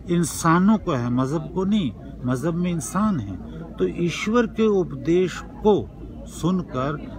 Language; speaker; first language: Hindi; native; Hindi